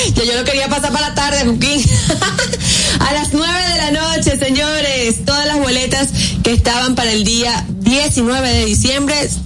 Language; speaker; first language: Spanish; native; Spanish